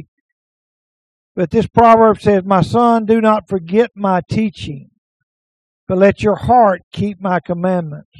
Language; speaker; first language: English; native; English